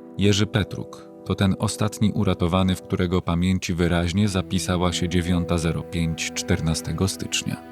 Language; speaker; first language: Polish; native; Polish